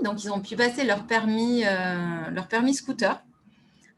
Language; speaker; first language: French; native; French